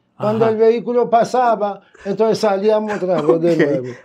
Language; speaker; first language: Spanish; non-native, fluent; Haitian Creole